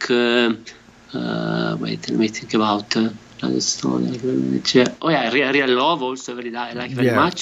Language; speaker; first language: English; non-native, learner; Italian